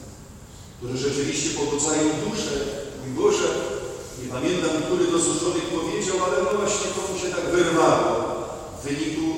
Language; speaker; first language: Polish; native; Polish